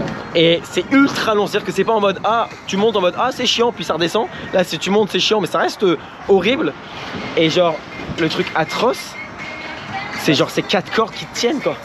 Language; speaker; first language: French; native; French